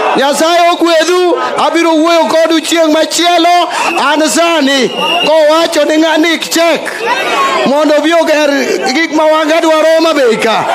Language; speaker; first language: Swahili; non-native, local second language; Luo (Kenya and Tanzania)